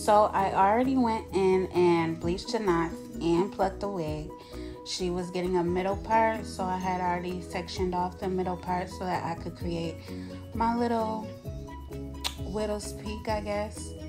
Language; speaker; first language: English; native; English